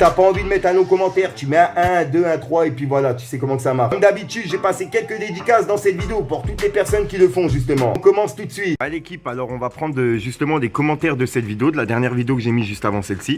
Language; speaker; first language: French; native; French